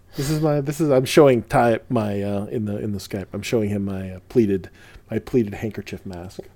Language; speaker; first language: English; early bilingual, other home language; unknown